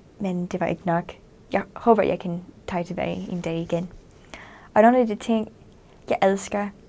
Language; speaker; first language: Danish; non-native, fluent; English